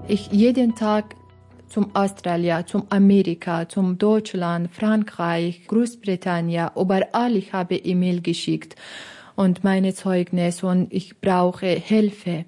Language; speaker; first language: German; non-native, learner; Persian